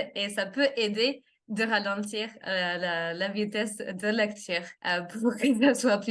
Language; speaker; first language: French; non-native, fluent; English